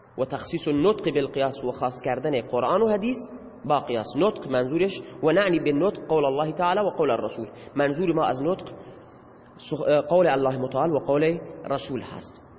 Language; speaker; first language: Persian; native; Persian